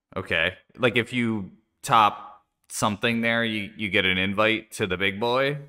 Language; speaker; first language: English; native; English